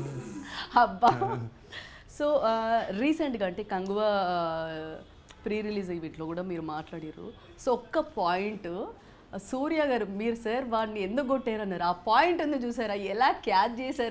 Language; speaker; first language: Telugu; native; Telugu